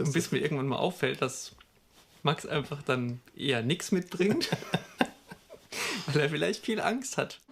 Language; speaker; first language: German; native; German